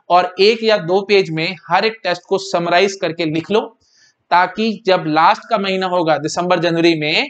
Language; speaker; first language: Hindi; native; Hindi